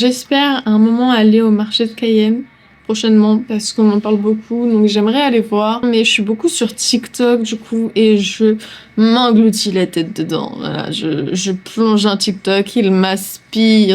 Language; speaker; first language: French; native; French